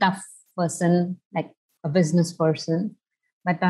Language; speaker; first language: English; non-native, local second language; Hindi